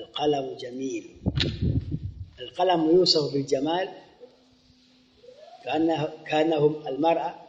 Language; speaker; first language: Arabic; non-native, fluent; Swahili